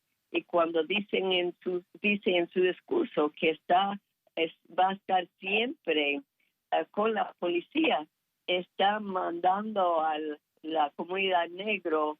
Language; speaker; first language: Spanish; non-native, fluent; English